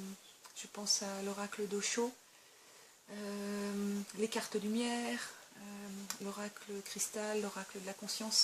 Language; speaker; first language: French; native; French